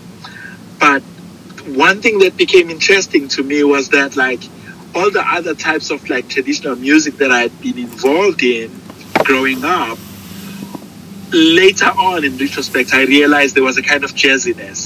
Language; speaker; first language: English; non-native, local second language; Zulu